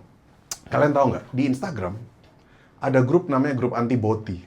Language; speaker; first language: Indonesian; native; Indonesian